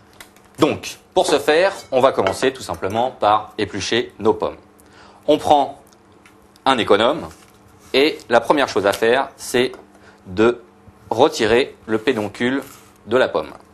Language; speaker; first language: French; native; French